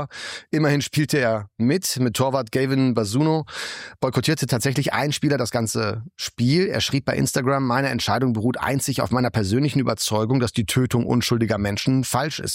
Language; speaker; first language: German; native; German